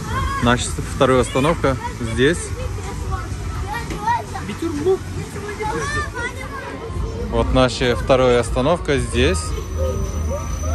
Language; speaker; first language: Russian; non-native, learner; Turkish